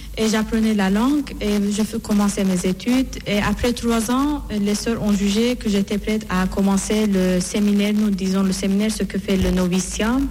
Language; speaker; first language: French; non-native, fluent; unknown